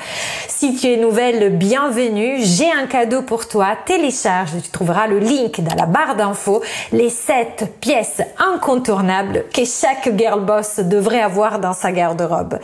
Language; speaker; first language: French; non-native, fluent; Italian